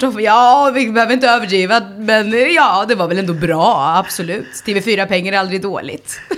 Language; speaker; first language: Swedish; early bilingual, other home language; Spanish